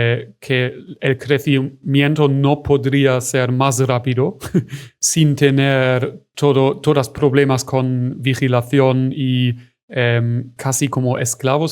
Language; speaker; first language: Spanish; non-native, fluent; German